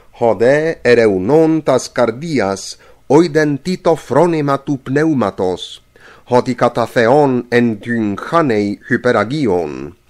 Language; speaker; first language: Greek; non-native, fluent; English